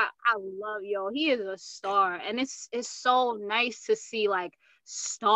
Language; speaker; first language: English; native; English